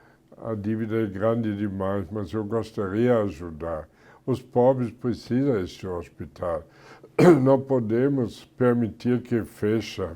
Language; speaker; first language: Portuguese; non-native, fluent; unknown